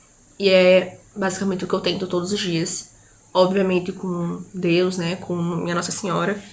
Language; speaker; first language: Portuguese; native; Portuguese